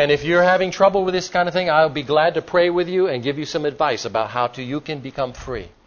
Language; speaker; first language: English; native; English